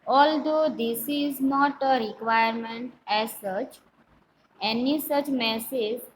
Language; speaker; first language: English; non-native, local second language; Gujarati